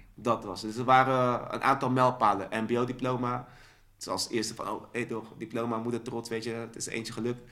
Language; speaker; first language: Dutch; early bilingual, other home language; Sranan Tongo